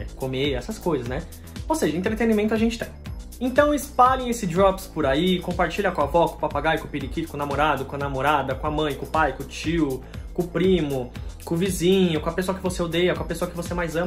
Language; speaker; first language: Portuguese; native; Portuguese